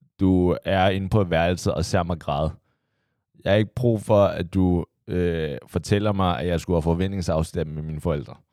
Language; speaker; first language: Danish; early bilingual, other home language; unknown